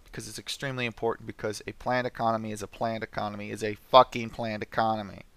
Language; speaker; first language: English; native; English